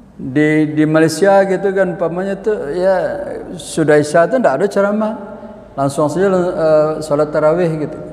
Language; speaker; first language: Malay; non-native, local second language; Minangkabau